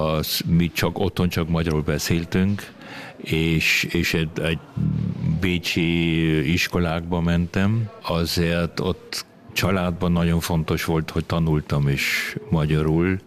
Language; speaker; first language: Hungarian; early bilingual, heritage; Hungarian